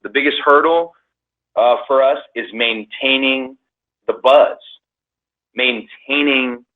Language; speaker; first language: English; native; English